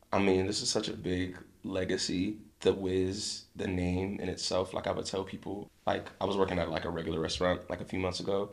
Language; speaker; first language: English; native; English